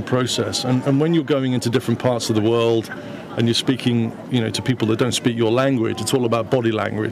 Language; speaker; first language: English; native; English